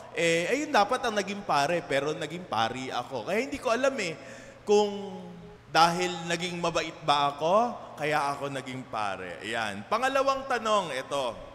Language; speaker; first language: Filipino; native; Filipino